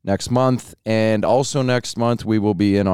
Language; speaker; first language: English; native; English